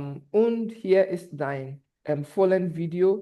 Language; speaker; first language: German; non-native, fluent; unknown